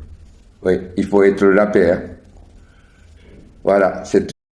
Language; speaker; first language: French; non-native, learner; Japanese